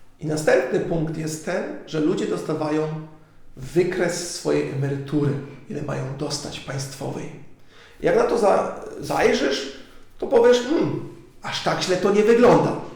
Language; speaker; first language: Polish; early bilingual, heritage; Polish